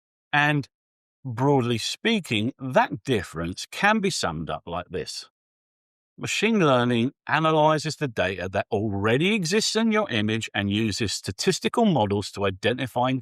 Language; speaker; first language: English; native; English